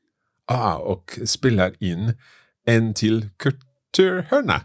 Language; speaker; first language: Swedish; non-native, learner; English